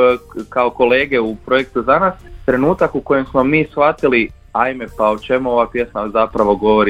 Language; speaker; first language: Croatian; native; Croatian